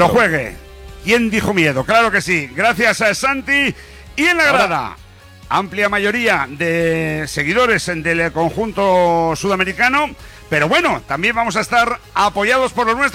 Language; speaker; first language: Spanish; native; Spanish